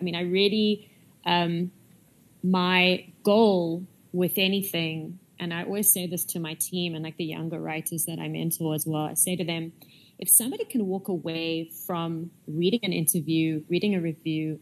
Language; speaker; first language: English; native; English